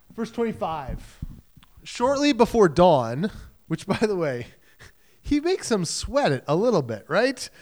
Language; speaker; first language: English; native; English